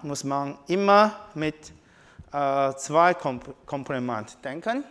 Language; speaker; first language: German; non-native, learner; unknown